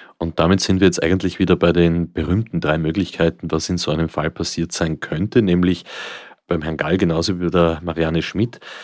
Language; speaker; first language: German; native; German